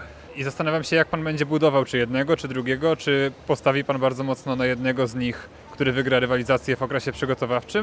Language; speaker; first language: Polish; native; Polish